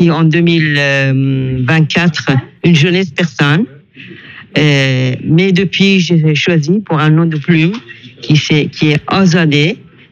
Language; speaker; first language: French; non-native, fluent; Persian